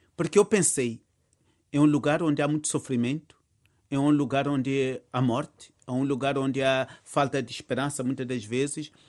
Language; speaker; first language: Portuguese; non-native, local second language; Tsonga